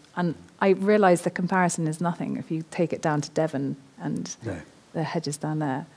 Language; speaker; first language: English; native; English